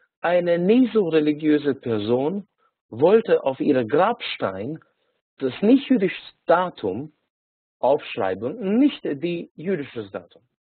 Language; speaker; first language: German; non-native, fluent; Hungarian